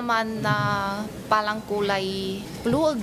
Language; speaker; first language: Filipino; non-native, fluent; Chinese